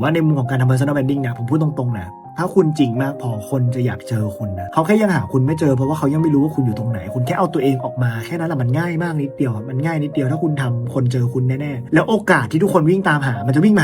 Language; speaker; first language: Thai; native; Thai